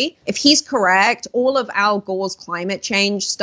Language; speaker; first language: English; native; English